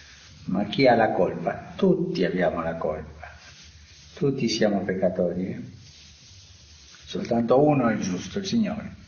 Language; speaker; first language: Italian; non-native, fluent; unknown